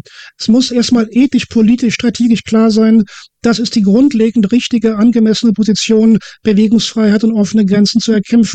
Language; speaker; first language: German; native; German